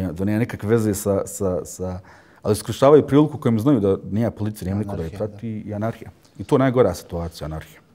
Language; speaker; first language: Bosnian; early bilingual, heritage; Bosnian